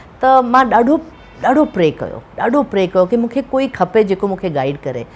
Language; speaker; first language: Sindhi; early bilingual, heritage; Sindhi